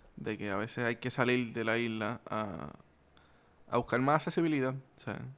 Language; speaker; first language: Spanish; native; Spanish